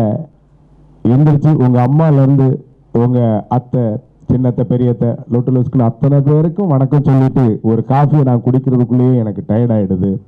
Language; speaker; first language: Tamil; native; Tamil